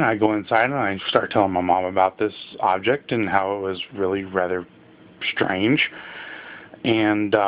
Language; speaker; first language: English; native; English